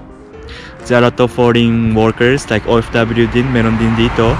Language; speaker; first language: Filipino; non-native, fluent; Japanese